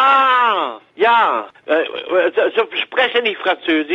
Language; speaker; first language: German; non-native, learner; French